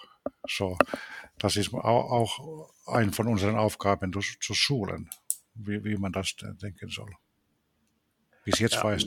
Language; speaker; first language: German; non-native, fluent; Finnish